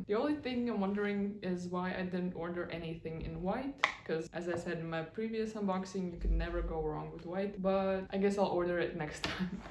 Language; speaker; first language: English; non-native, fluent; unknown